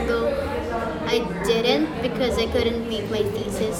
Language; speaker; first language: English; non-native, local second language; Filipino